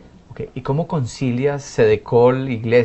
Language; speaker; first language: Spanish; native; Spanish